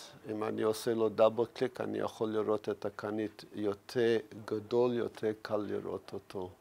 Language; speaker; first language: Hebrew; non-native, fluent; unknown